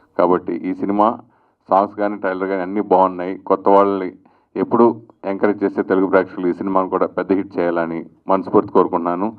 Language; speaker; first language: Telugu; native; Telugu